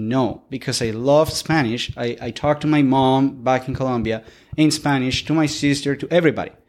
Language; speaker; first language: English; non-native, fluent; Spanish